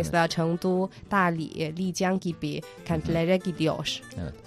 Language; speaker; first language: Turkish; non-native, fluent; Chinese